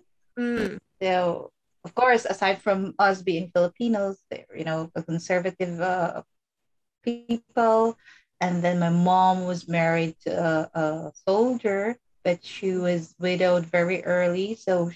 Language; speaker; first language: English; non-native, local second language; Iloko